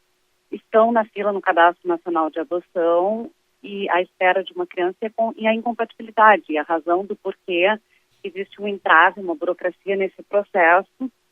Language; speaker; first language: Portuguese; native; Portuguese